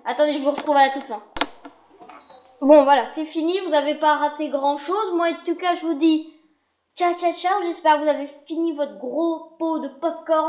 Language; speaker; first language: French; native; French